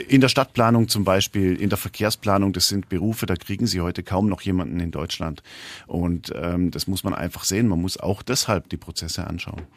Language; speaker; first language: German; native; German